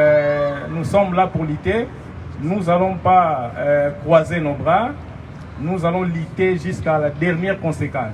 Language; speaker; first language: French; non-native, fluent; Portuguese